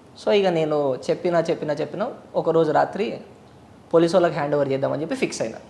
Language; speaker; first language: Telugu; native; Telugu